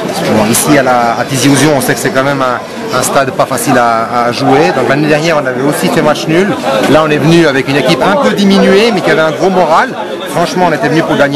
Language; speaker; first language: French; native; French